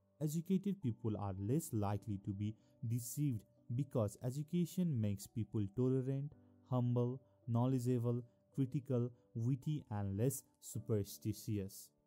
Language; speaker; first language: English; non-native, local second language; Nepali